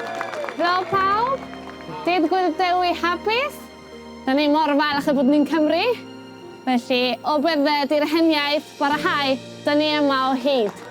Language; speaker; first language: Welsh; early bilingual, heritage; Spanish